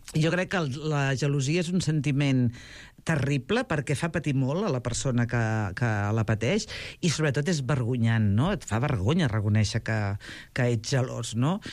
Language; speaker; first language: Catalan; native; Catalan